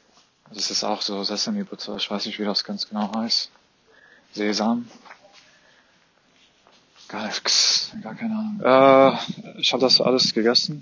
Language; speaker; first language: German; non-native, fluent; Arabic